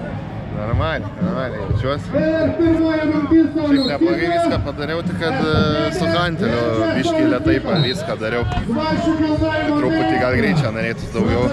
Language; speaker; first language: Lithuanian; native; Lithuanian